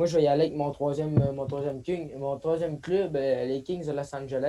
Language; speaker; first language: French; native; French